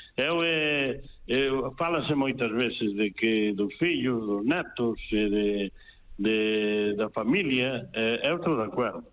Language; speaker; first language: Galician; native; Galician